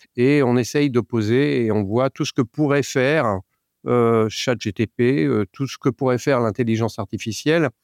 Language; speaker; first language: French; native; French